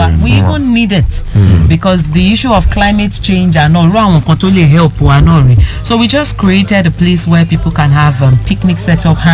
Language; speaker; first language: English; non-native, local second language; Yoruba